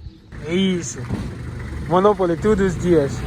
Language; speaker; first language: Portuguese; non-native, learner; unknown